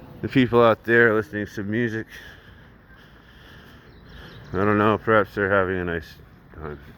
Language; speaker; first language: English; native; English